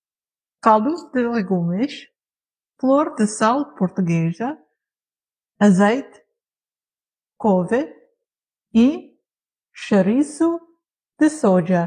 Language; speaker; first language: Portuguese; non-native, learner; English